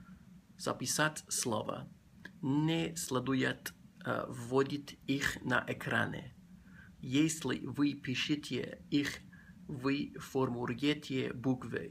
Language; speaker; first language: Russian; non-native, learner; English